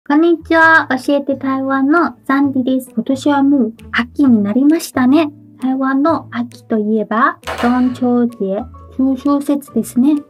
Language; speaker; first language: Japanese; non-native, fluent; Chinese